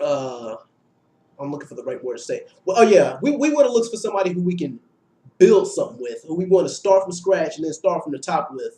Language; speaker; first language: English; native; English